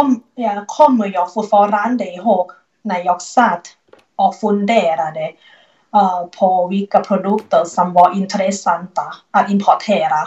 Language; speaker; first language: Swedish; non-native, learner; Thai